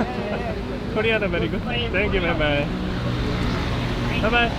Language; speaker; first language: English; non-native, learner; Korean